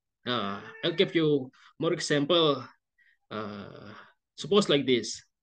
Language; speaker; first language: English; non-native, fluent; Indonesian